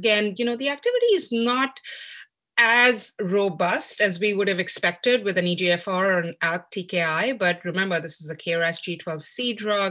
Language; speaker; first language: English; non-native, local second language; Hindi